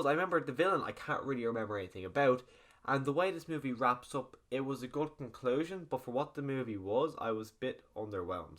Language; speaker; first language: English; native; English